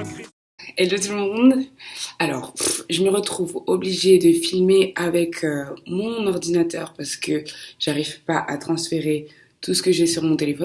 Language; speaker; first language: French; native; French